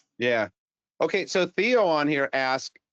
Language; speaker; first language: English; native; English